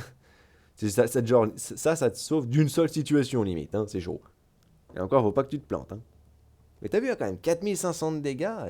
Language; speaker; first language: French; native; French